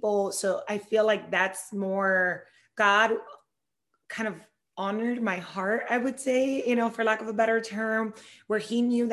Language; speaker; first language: English; non-native, fluent; Spanish